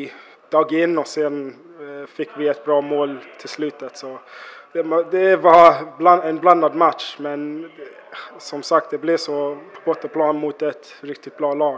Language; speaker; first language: Swedish; non-native, fluent; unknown